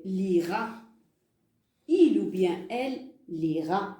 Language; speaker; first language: French; non-native, local second language; Arabic